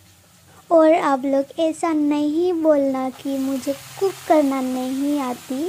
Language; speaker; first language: Hindi; non-native, local second language; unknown